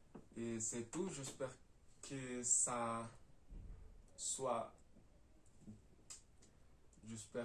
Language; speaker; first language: French; non-native, learner; Spanish